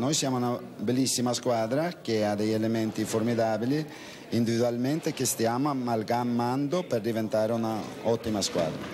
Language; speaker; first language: Italian; non-native, fluent; Swedish